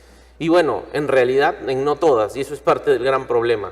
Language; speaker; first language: Spanish; native; Spanish